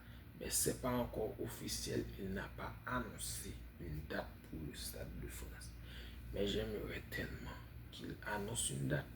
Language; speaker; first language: French; non-native, fluent; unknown